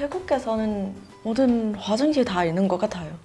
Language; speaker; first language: Korean; non-native, learner; Thai